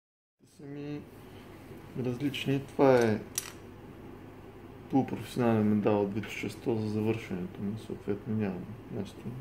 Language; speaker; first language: Bulgarian; native; Bulgarian